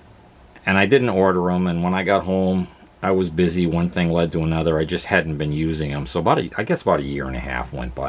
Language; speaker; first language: English; native; English